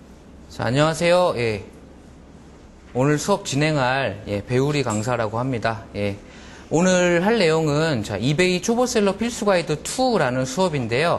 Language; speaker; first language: Korean; native; Korean